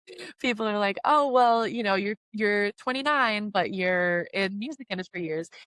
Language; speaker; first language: English; native; English